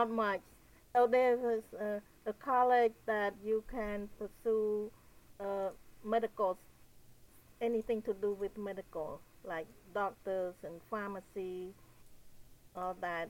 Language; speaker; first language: English; non-native, fluent; Khmer